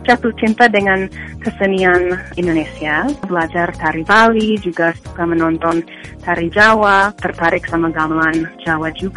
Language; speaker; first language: Indonesian; non-native, fluent; English